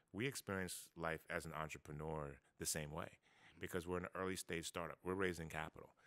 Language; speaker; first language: English; native; English